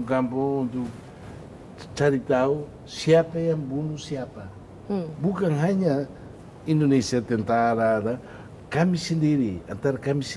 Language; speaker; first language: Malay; non-native, fluent; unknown